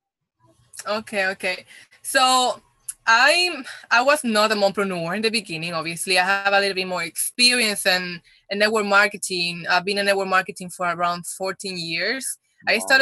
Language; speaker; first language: English; non-native, fluent; Spanish